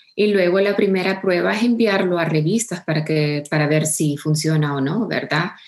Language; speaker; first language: Spanish; early bilingual, heritage; Spanish